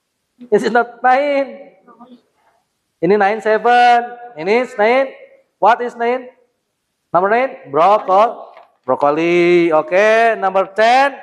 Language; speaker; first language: English; non-native, learner; Indonesian